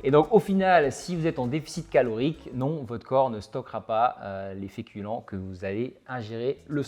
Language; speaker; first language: French; native; French